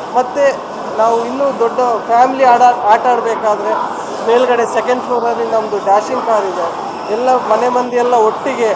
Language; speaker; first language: Kannada; native; Kannada